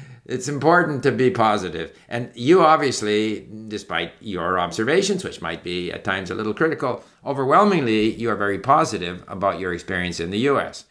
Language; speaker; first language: English; native; English